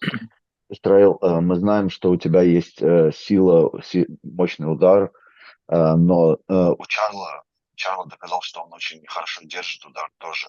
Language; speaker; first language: Russian; native; Russian